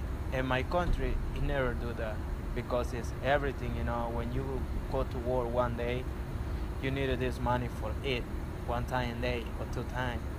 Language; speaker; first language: English; non-native, learner; Spanish